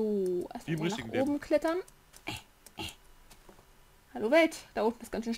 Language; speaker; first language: German; native; German